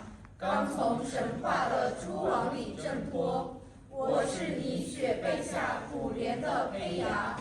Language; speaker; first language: Chinese; non-native, learner; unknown